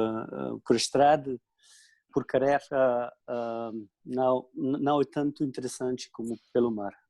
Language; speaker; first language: Portuguese; non-native, fluent; Slovenian